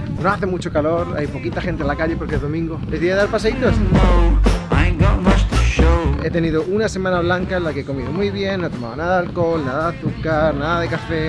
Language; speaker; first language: Spanish; native; Spanish